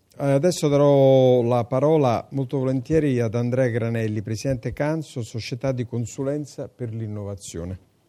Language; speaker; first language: Italian; native; Italian